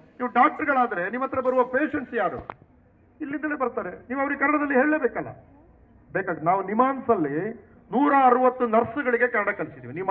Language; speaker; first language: Kannada; non-native, local second language; Tulu